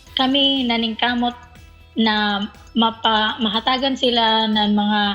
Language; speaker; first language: Cebuano; native; Cebuano